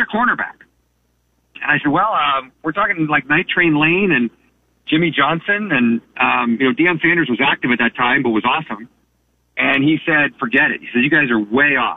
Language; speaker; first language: English; native; English